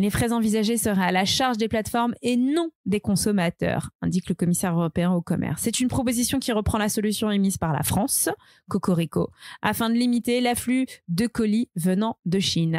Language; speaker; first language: French; native; French